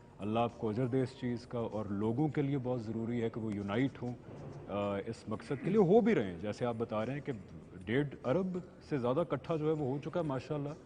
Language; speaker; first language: Urdu; native; Urdu